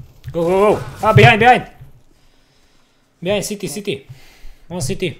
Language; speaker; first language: English; non-native, learner; Hungarian